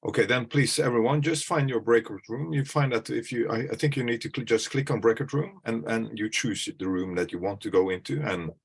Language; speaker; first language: English; non-native, fluent; Norwegian